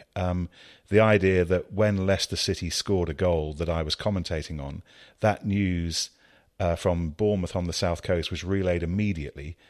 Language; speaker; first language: English; native; English